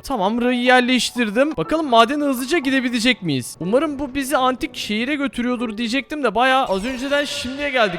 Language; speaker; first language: Turkish; native; Turkish